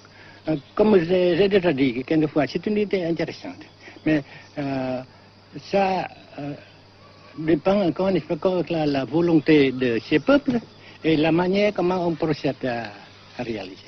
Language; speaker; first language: French; non-native, local second language; Vietnamese